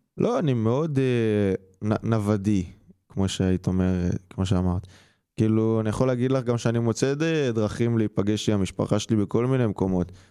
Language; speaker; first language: Hebrew; early bilingual, other home language; English